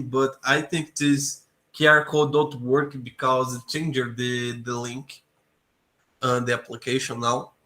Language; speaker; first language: English; non-native, learner; Portuguese